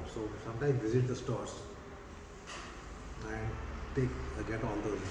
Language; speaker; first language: English; non-native, fluent; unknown